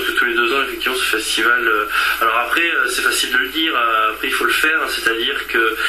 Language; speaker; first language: French; native; French